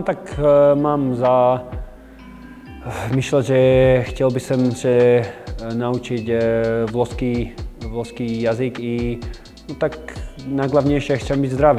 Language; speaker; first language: Polish; non-native, learner; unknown